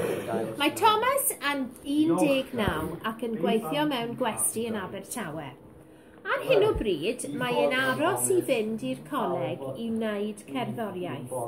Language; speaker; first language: Welsh; non-native, local second language; English